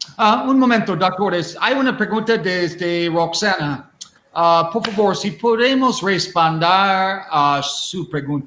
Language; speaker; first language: Spanish; non-native, learner; English